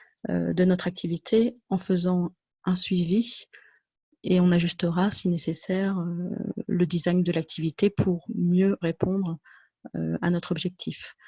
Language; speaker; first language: French; native; French